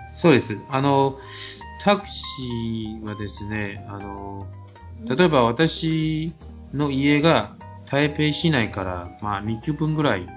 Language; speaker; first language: Japanese; non-native, fluent; Chinese